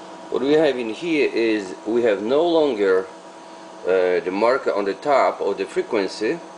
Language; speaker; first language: English; non-native, fluent; Polish